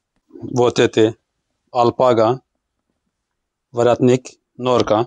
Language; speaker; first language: Russian; non-native, learner; Turkish